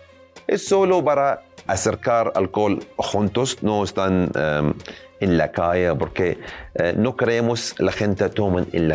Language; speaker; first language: Spanish; non-native, learner; Arabic